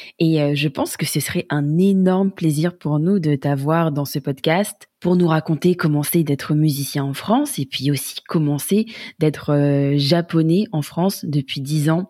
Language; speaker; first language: French; native; French